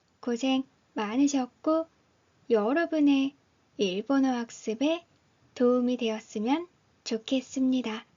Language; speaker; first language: Korean; native; Korean